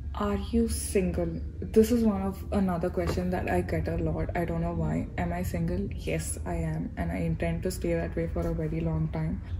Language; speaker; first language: English; non-native, local second language; Telugu